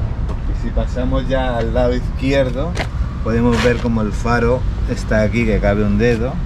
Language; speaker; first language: Spanish; native; Spanish